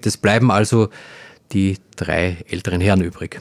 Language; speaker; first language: German; native; German